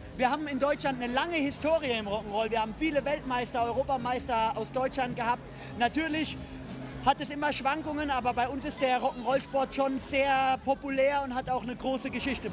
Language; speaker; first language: German; native; German